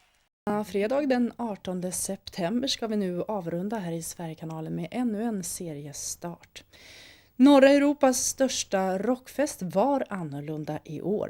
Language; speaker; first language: Swedish; native; Swedish